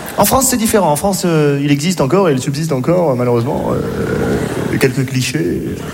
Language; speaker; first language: French; native; French